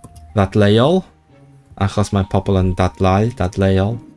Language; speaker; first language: Welsh; non-native, learner; Cantonese